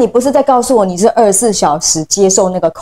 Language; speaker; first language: Chinese; native; Chinese